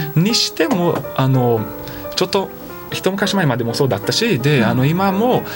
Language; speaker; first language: Japanese; non-native, fluent; Portuguese